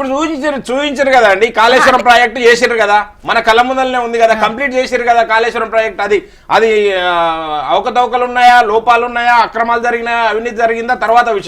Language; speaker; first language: Telugu; native; Telugu